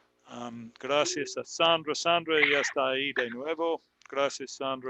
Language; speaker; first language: Spanish; non-native, fluent; English